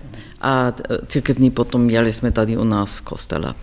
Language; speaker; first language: Czech; non-native, learner; German